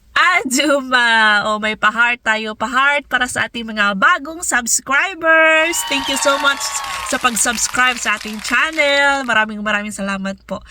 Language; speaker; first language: Filipino; non-native, local second language; Cebuano